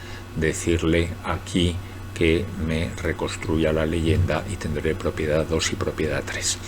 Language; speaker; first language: Spanish; native; Spanish